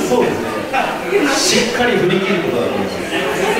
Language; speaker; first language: Japanese; native; Japanese